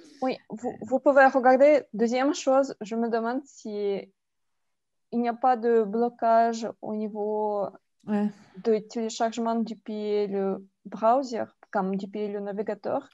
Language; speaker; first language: French; non-native, fluent; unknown